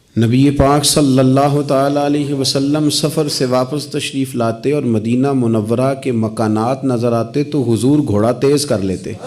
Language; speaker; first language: Urdu; non-native, local second language; Punjabi